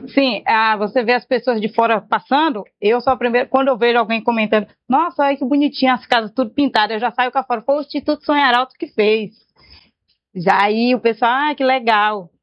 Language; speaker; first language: Portuguese; native; Portuguese